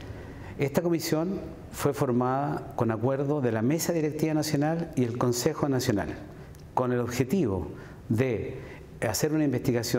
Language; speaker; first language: Spanish; native; Spanish